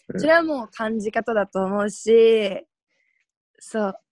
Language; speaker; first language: Japanese; native; Japanese